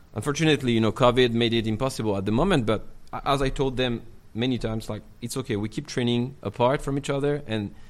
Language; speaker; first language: English; non-native, fluent; French